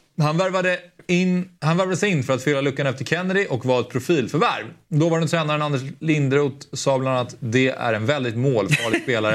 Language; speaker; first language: Swedish; native; Swedish